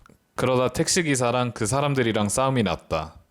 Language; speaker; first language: Korean; native; Korean